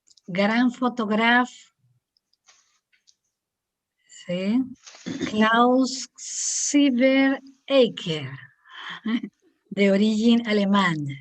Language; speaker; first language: French; non-native, learner; Spanish